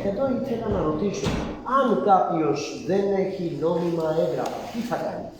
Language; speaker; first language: Greek; non-native, learner; Urdu